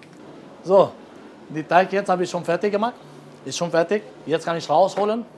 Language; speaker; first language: German; non-native, learner; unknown